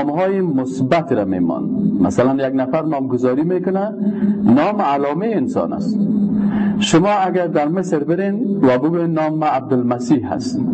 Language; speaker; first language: Persian; native; Persian